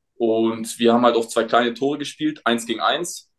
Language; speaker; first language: German; native; German